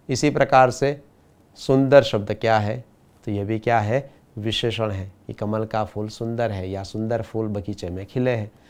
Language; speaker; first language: Hindi; non-native, local second language; Gujarati